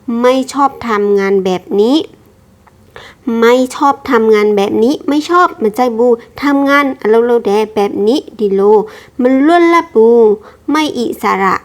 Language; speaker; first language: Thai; non-native, fluent; Burmese